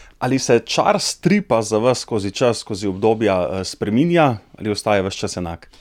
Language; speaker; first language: Slovenian; native; Slovenian